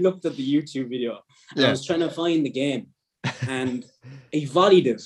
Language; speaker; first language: English; native; English